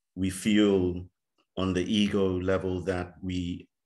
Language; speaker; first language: English; native; English